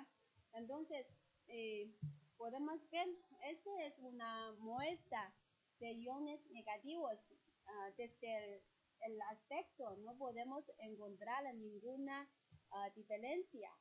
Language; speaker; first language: Spanish; non-native, fluent; Chinese